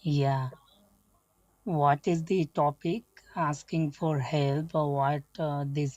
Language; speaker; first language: English; non-native, learner; Bangla